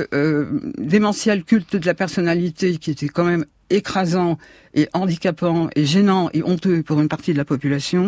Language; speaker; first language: French; native; French